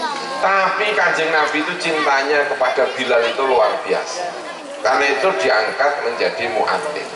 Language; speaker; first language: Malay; non-native, local second language; Javanese